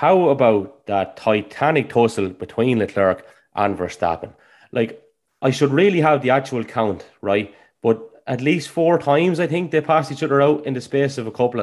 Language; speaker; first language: English; native; English